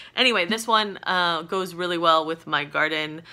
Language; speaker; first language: English; native; English